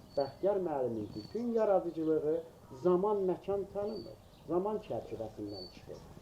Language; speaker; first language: Azerbaijani; native; Azerbaijani